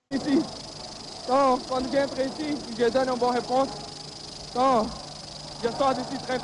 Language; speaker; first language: French; non-native, learner; Portuguese